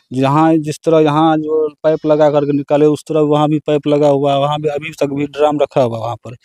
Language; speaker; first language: Hindi; native; Hindi